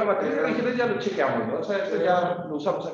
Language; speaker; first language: Spanish; native; Spanish